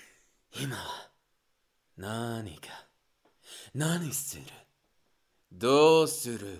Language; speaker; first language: Japanese; non-native, learner; Spanish